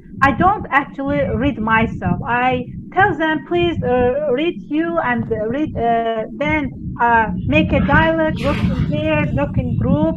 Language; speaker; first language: English; non-native, fluent; Azerbaijani